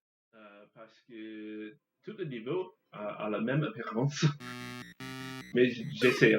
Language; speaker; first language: French; non-native, learner; English